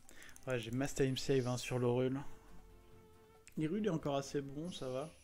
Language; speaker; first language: French; native; French